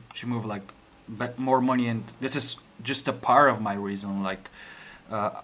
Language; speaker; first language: English; non-native, fluent; Bulgarian